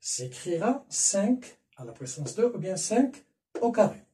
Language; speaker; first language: French; non-native, local second language; Arabic